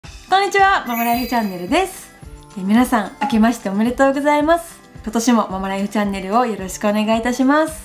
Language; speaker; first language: Japanese; native; Japanese